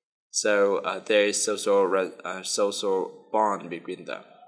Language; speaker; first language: English; non-native, fluent; Vietnamese